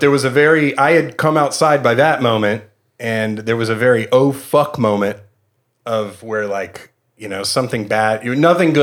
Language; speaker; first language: English; native; English